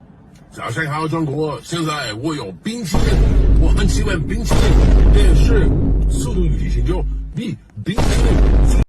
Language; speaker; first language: Chinese; non-native, learner; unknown